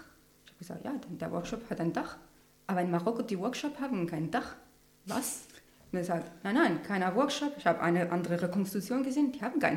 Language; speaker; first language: German; non-native, learner; Spanish